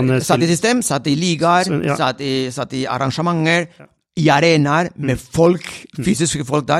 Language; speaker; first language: Norwegian; non-native, fluent; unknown